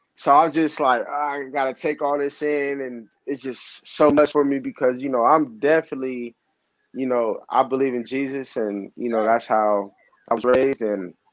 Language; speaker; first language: English; native; English